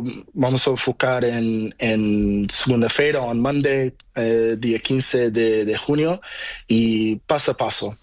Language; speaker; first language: Spanish; non-native, learner; Portuguese